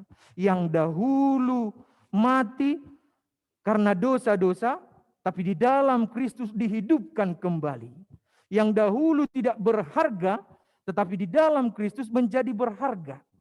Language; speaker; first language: Indonesian; native; Indonesian